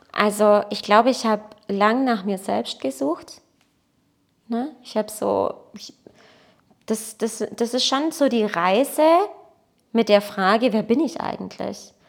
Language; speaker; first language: German; early bilingual, other home language; Portuguese